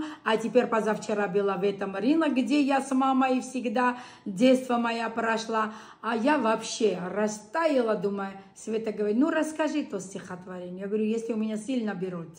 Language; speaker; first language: Russian; non-native, local second language; Armenian